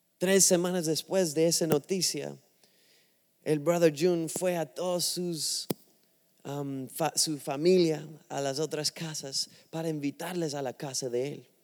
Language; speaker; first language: Spanish; non-native, fluent; English